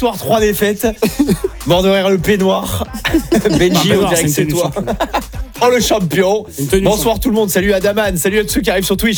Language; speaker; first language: French; native; French